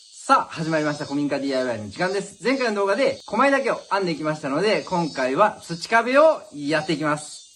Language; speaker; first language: Japanese; native; Japanese